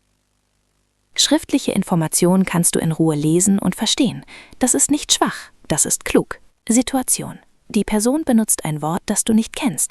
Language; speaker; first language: German; non-native, fluent; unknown